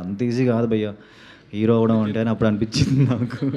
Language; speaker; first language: Telugu; native; Telugu